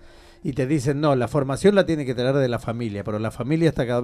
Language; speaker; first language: Spanish; native; Spanish